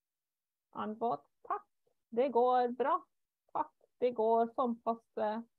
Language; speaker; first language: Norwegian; non-native, fluent; German